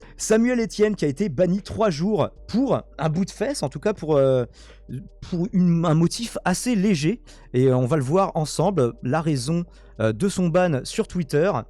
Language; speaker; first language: French; native; French